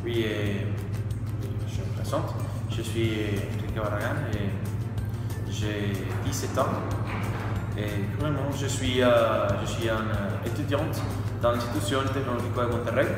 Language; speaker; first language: French; non-native, learner; Spanish